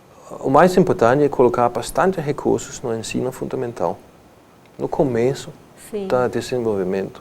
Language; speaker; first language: Portuguese; non-native, fluent; Danish